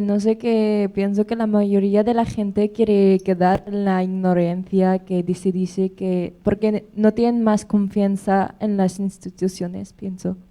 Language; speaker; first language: Spanish; non-native, fluent; French